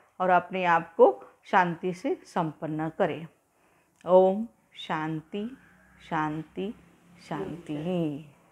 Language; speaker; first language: Hindi; non-native, local second language; Marathi